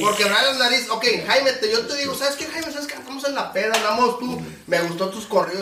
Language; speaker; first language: Spanish; early bilingual, heritage; Spanish